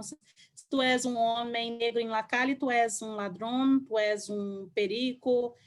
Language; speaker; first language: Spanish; non-native, learner; Portuguese